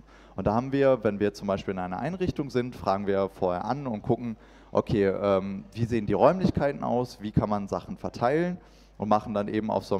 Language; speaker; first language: German; native; German